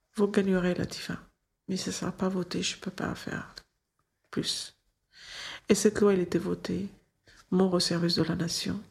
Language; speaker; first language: French; non-native, local second language; Arabic